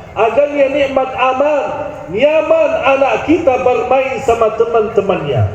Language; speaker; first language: Malay; non-native, fluent; Arabic